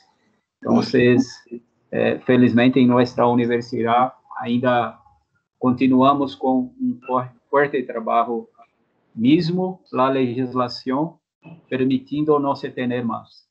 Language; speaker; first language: Spanish; non-native, fluent; Portuguese